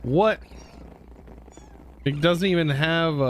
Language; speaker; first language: English; native; English